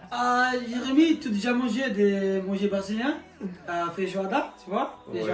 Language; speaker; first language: French; non-native, learner; Portuguese